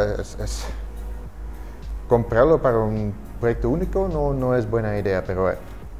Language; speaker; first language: Spanish; non-native, fluent; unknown